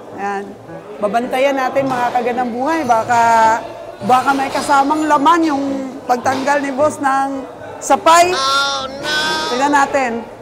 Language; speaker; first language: Filipino; non-native, local second language; Cebuano